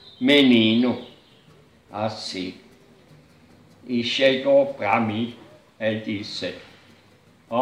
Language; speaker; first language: Portuguese; non-native, fluent; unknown